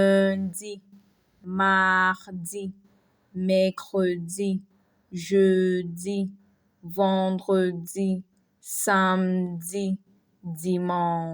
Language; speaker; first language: French; non-native, fluent; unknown